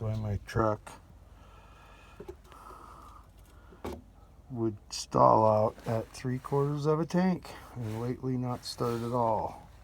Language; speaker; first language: English; native; English